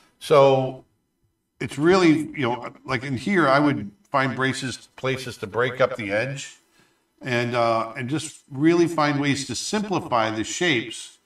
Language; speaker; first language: English; native; English